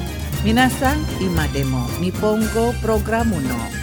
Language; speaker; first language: Japanese; non-native, fluent; Indonesian